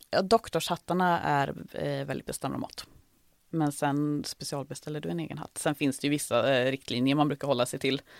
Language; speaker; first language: Swedish; native; Swedish